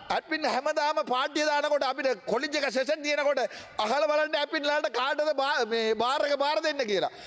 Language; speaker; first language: Sinhala; non-native, local second language; Tamil